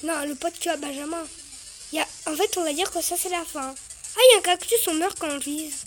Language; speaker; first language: French; native; French